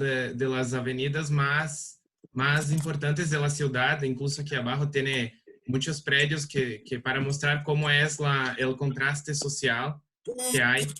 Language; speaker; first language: Spanish; non-native, learner; Portuguese